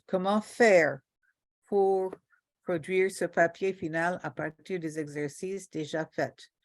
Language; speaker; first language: French; non-native, local second language; Haitian Creole